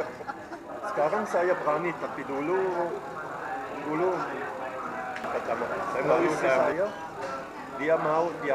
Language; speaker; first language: Indonesian; non-native, fluent; German